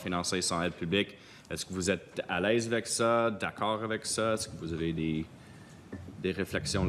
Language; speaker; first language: French; non-native, local second language; English